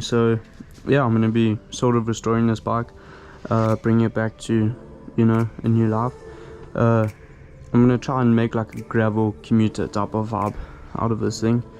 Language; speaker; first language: English; native; English